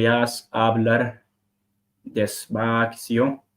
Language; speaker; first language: Spanish; non-native, learner; Arabic